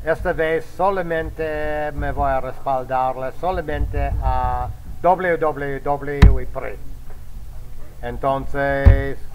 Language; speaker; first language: Spanish; non-native, fluent; English